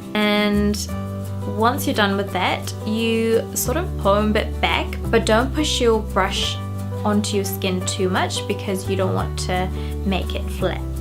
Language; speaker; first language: English; non-native, local second language; Sinhala